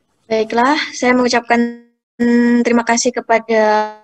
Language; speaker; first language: Indonesian; native; Indonesian